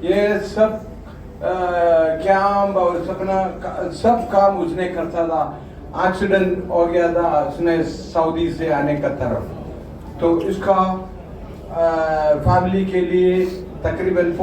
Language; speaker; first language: Hindi; non-native, local second language; Malayalam